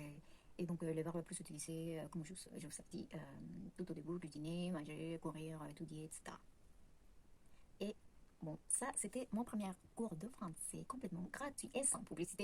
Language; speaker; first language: French; non-native, fluent; Spanish